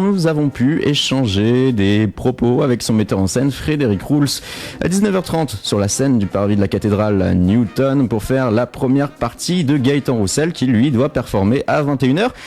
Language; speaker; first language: French; native; French